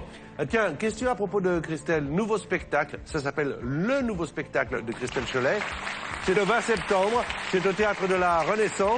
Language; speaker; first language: French; native; French